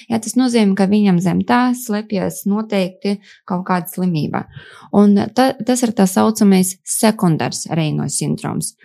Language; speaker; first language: Latvian; non-native, local second language; Russian